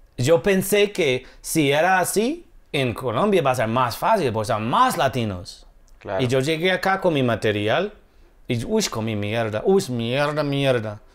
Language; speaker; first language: Spanish; non-native, fluent; English